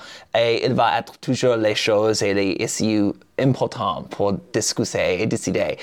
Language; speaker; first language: French; non-native, learner; English